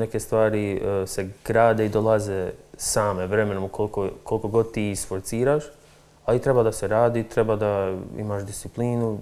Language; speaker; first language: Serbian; non-native, local second language; Albanian